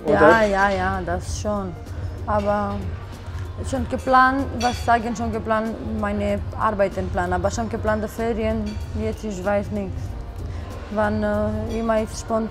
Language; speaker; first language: German; non-native, learner; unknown